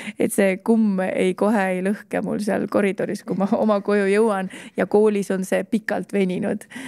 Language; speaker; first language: Estonian; native; Estonian